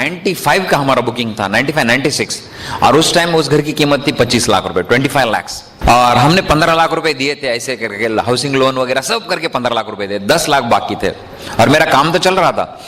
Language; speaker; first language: Hindi; non-native, local second language; Marathi